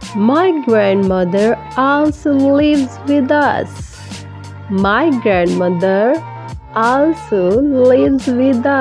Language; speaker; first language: English; non-native, fluent; Urdu